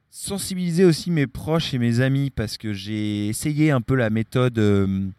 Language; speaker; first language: French; native; French